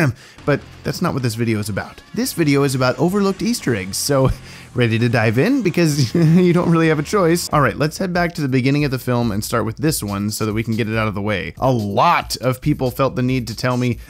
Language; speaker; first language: English; native; English